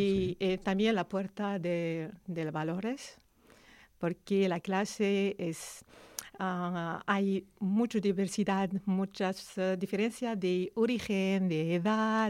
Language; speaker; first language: Spanish; non-native, learner; Arabic